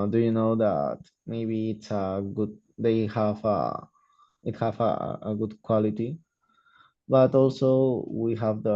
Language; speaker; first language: English; non-native, learner; Spanish